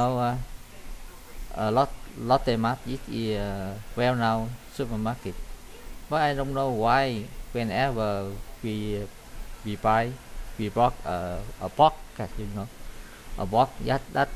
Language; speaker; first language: English; non-native, learner; Vietnamese